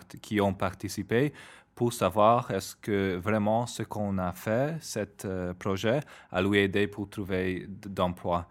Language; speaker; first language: French; non-native, fluent; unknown